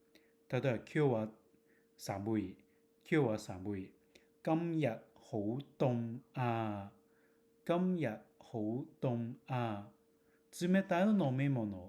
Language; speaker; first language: Japanese; non-native, fluent; Cantonese